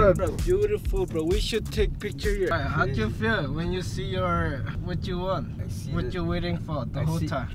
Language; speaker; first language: English; non-native, fluent; Arabic